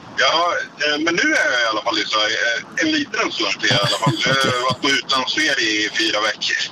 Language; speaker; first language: Swedish; native; Swedish